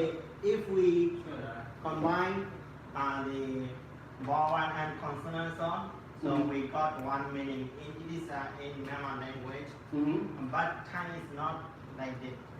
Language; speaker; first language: English; non-native, learner; Burmese